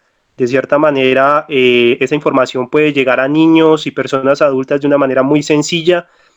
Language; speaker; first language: Spanish; native; Spanish